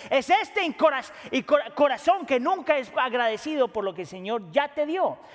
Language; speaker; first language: Spanish; native; Spanish